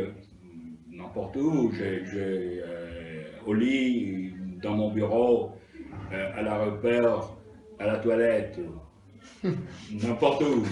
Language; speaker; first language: French; non-native, fluent; Italian